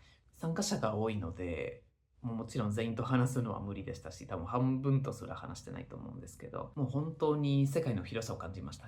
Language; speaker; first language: Japanese; non-native, fluent; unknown